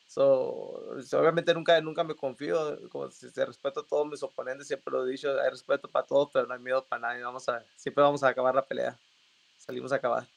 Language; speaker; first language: Spanish; native; Spanish